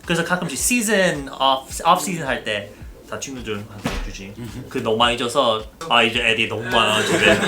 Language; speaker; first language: Korean; early bilingual, heritage; Korean